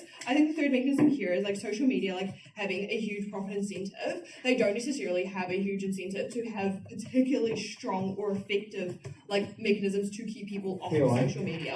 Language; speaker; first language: English; native; English